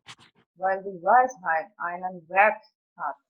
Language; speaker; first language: German; non-native, fluent; Indonesian